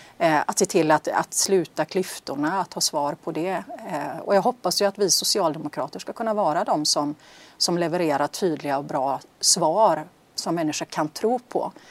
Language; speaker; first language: Swedish; native; Swedish